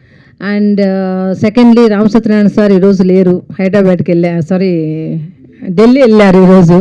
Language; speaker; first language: Telugu; native; Telugu